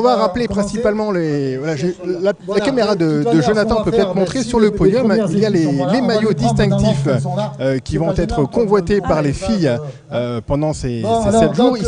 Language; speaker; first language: French; native; French